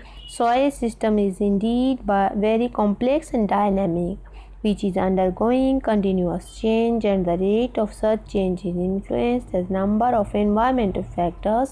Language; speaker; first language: English; non-native, local second language; Hindi